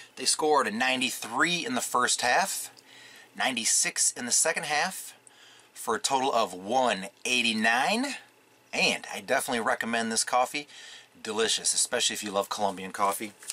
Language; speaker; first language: English; native; English